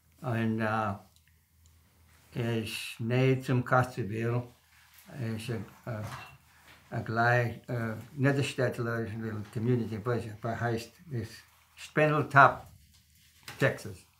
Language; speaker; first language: Dutch; early bilingual, heritage; German